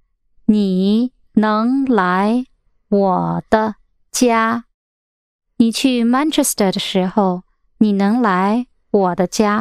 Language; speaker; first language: Chinese; non-native, learner; English